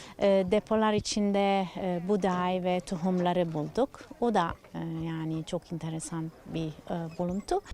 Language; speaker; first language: Turkish; non-native, learner; Italian